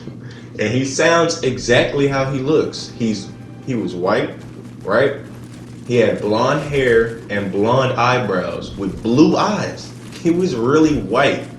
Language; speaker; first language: English; native; English